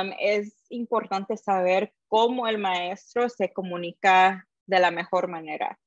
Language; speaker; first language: Spanish; early bilingual, heritage; Spanish